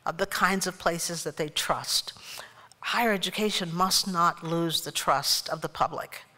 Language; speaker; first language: English; native; English